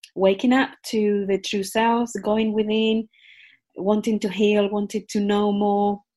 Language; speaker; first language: English; non-native, fluent; Spanish